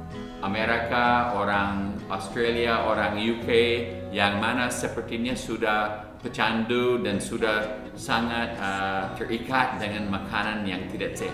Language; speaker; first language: Indonesian; non-native, fluent; English